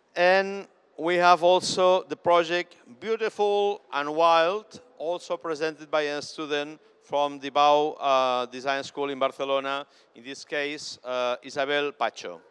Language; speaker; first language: English; non-native, fluent; Catalan